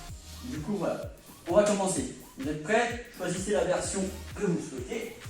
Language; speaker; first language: French; native; French